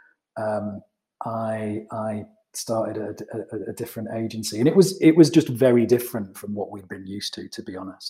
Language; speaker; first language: English; native; English